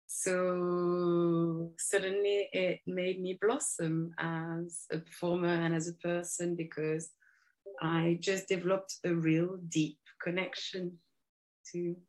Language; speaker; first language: English; non-native, fluent; French